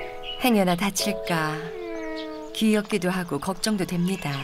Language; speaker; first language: Korean; native; Korean